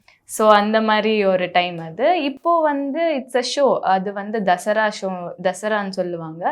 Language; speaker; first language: Tamil; non-native, local second language; Bangla